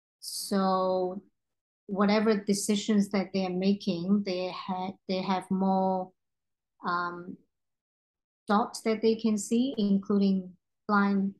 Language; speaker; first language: English; non-native, local second language; Cantonese